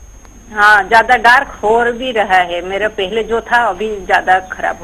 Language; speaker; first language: Hindi; non-native, local second language; Odia